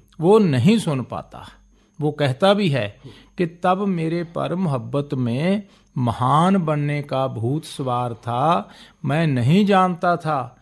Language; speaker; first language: Hindi; non-native, local second language; Punjabi